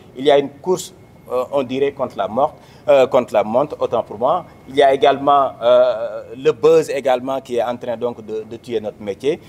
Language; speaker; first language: French; non-native, local second language; Wolof